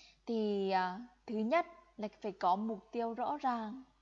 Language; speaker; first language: Vietnamese; non-native, fluent; Lao